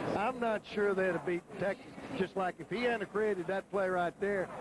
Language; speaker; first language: English; native; English